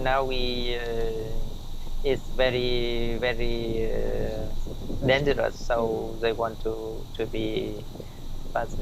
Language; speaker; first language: English; non-native, learner; Vietnamese